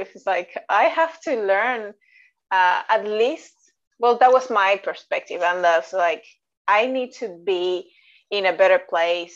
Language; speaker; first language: English; non-native, fluent; Spanish